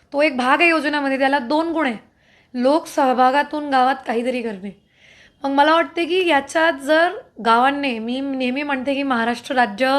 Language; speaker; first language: Marathi; non-native, fluent; Hindi